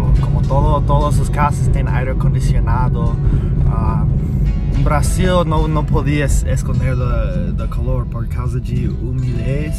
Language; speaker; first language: Portuguese; non-native, fluent; English